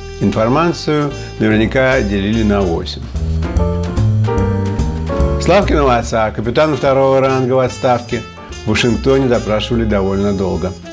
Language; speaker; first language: Russian; native; Russian